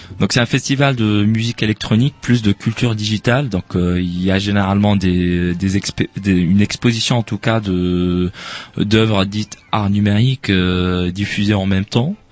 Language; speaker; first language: French; non-native, local second language; Arabic